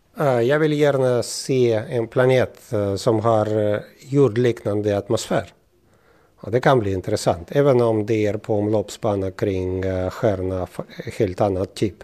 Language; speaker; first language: Swedish; non-native, fluent; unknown